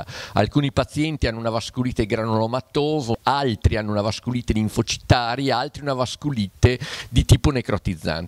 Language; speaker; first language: Italian; native; Italian